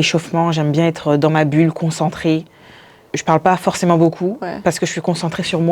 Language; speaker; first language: French; native; French